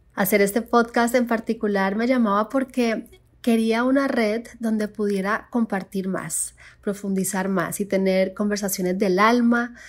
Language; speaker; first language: Spanish; native; Spanish